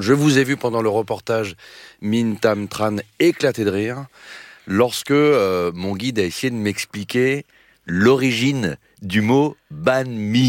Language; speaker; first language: French; native; French